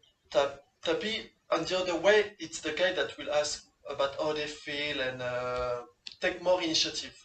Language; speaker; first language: English; non-native, fluent; French